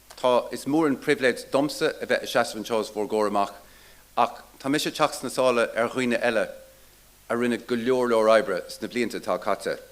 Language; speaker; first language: Irish; native; Irish